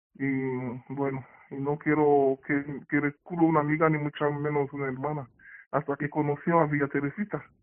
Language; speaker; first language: Spanish; non-native, fluent; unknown